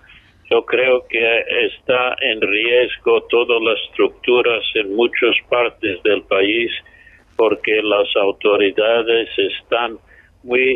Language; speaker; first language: Spanish; non-native, fluent; English